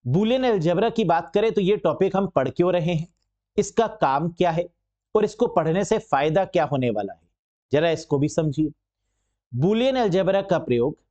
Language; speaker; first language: Hindi; native; Hindi